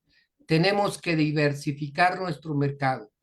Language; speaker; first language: Spanish; native; Spanish